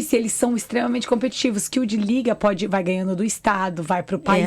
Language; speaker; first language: Portuguese; native; Portuguese